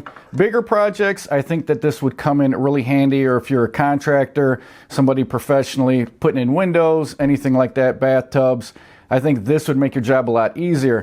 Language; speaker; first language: English; native; English